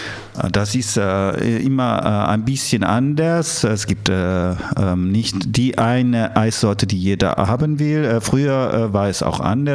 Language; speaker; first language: German; early bilingual, other home language; Italian